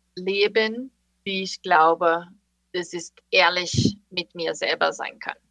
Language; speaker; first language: German; non-native, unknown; Portuguese